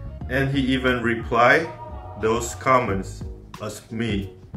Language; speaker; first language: English; non-native, fluent; Chinese